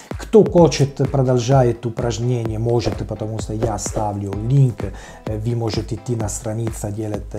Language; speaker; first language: Russian; non-native, learner; Italian